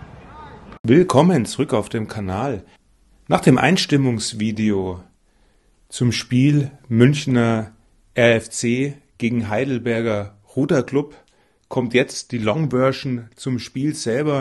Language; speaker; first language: German; native; German